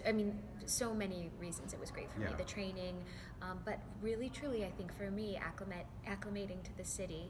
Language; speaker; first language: English; native; English